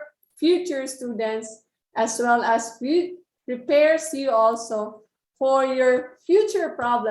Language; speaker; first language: English; non-native, local second language; Filipino